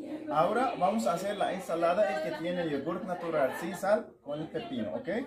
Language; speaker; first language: Spanish; non-native, learner; Arabic